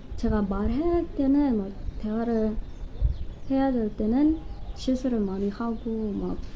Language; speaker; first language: Korean; non-native, learner; English